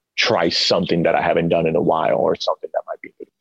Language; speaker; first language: English; early bilingual, other home language; Spanish